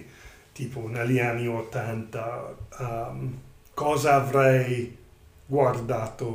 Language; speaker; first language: Italian; non-native, learner; English